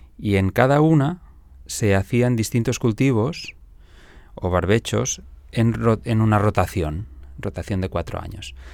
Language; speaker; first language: Spanish; non-native, local second language; Catalan